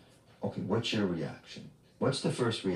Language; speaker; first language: English; native; English